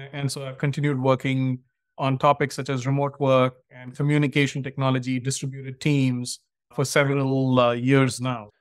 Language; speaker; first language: English; non-native, local second language; Tamil